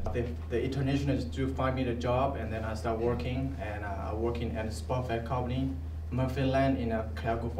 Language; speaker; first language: English; non-native, learner; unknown